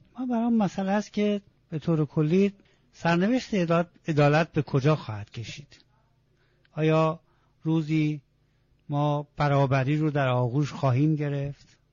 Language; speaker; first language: Persian; non-native, local second language; Azerbaijani